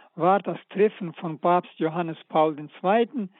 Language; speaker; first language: German; early bilingual, other home language; Russian